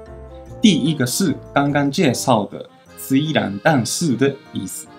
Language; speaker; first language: Chinese; non-native, fluent; Japanese